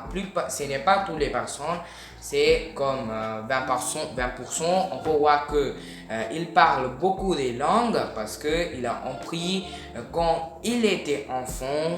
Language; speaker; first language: French; non-native, learner; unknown